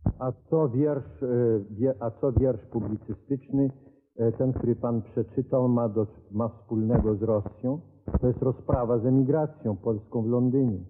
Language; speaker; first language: Polish; native; Polish